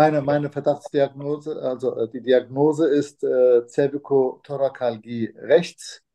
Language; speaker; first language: German; non-native, fluent; Turkish